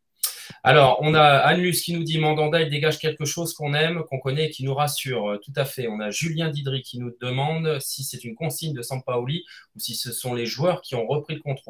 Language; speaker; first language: French; native; French